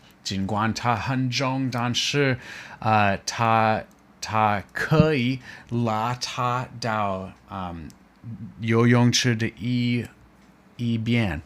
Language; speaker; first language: Chinese; non-native, learner; English